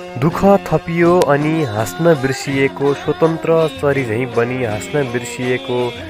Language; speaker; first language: Nepali; native; Nepali